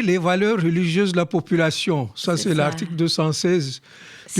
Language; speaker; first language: French; non-native, fluent; Turkish